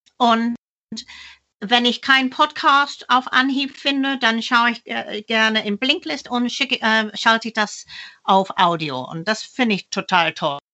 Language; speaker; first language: German; non-native, fluent; English